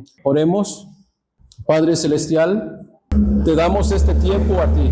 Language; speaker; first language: Spanish; native; Spanish